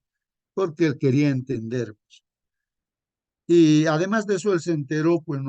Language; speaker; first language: Spanish; native; Spanish